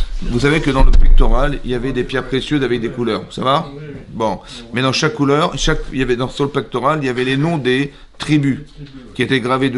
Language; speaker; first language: French; native; French